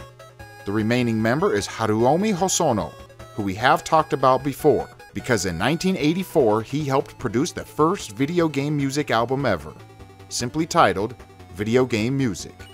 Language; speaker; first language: English; native; English